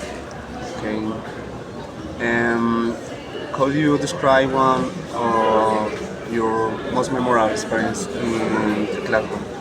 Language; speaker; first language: English; non-native, learner; Spanish